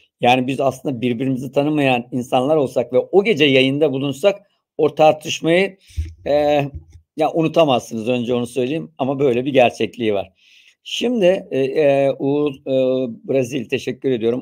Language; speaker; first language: Turkish; native; Turkish